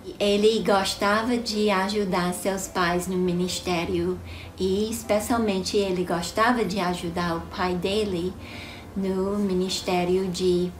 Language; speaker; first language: Portuguese; non-native, fluent; English